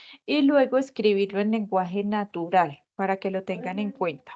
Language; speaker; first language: Spanish; native; Spanish